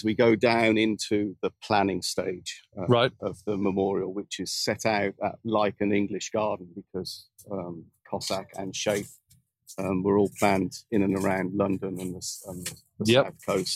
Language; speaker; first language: English; native; English